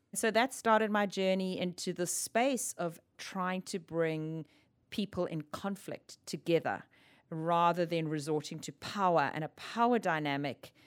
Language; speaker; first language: English; native; English